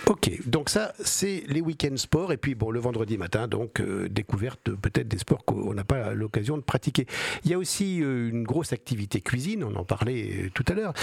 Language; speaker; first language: French; native; French